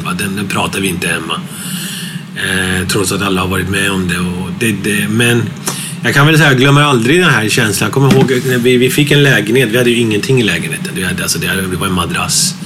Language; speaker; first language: Swedish; early bilingual, other home language; Arabic